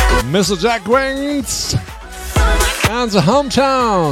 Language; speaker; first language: English; non-native, learner; German